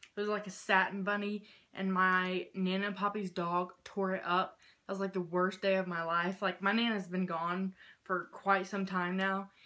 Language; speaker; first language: English; native; English